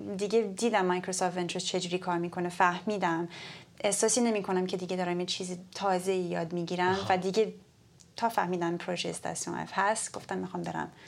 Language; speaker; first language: Persian; early bilingual, heritage; Persian